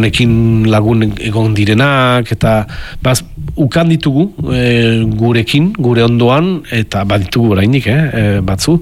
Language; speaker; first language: Basque; native; Basque